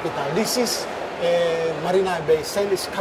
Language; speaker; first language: English; non-native, learner; Indonesian